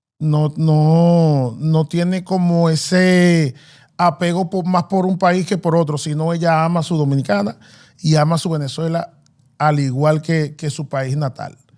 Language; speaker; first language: Spanish; native; Spanish